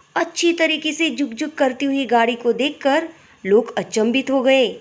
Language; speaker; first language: Hindi; non-native, local second language; Marathi